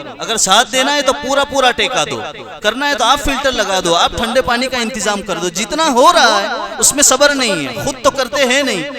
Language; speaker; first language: Urdu; non-native, local second language; Gujarati